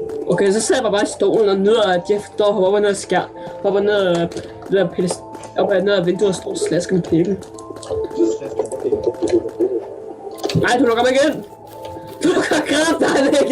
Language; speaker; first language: Danish; native; Danish